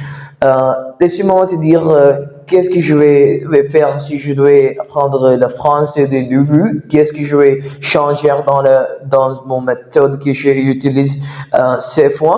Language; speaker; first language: French; non-native, learner; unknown